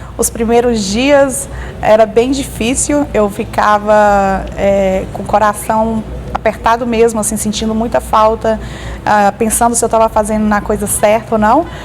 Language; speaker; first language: Portuguese; native; Portuguese